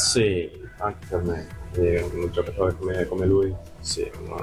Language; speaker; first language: Italian; non-native, fluent; English